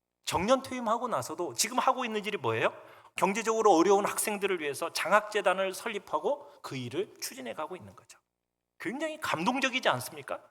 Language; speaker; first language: Korean; native; Korean